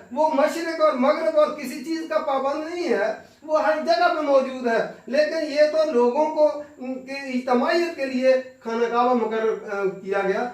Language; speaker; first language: Urdu; native; Urdu